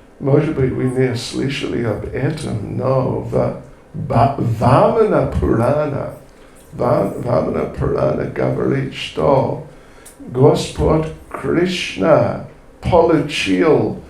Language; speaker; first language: Russian; non-native, learner; English